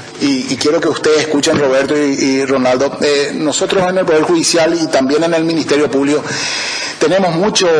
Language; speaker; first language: Spanish; native; Spanish